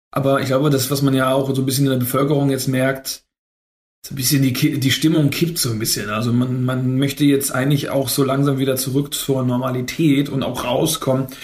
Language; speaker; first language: German; native; German